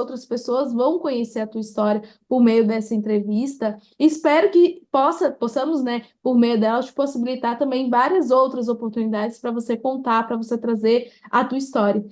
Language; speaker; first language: Portuguese; native; Portuguese